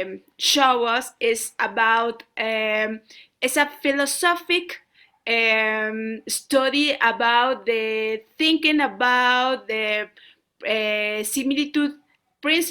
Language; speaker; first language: English; non-native, learner; Spanish